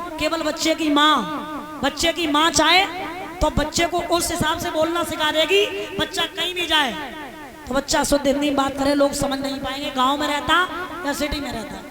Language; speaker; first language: Hindi; native; Hindi